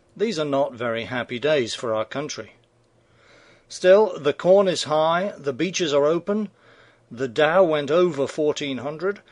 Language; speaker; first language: English; native; English